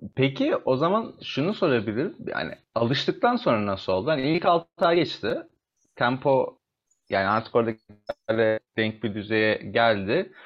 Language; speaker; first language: Turkish; native; Turkish